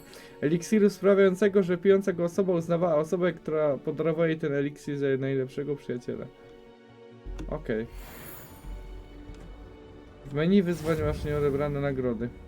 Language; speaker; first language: Polish; native; Polish